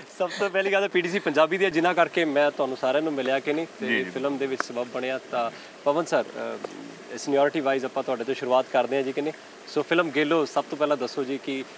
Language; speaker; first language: Punjabi; native; Punjabi